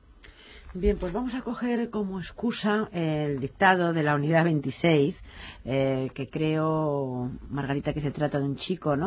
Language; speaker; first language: Spanish; native; Spanish